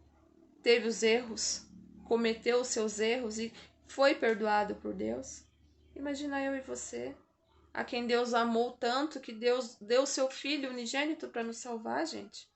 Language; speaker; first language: Portuguese; native; Portuguese